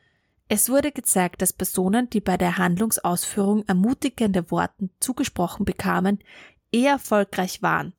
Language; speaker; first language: German; native; German